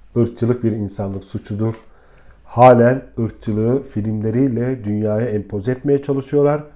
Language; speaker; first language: Turkish; native; Turkish